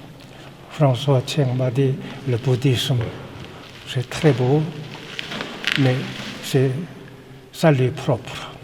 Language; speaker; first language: French; non-native, fluent; Korean